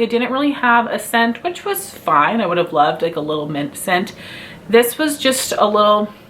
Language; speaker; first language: English; native; English